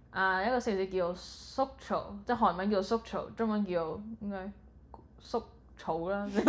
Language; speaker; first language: Cantonese; early bilingual, heritage; Cantonese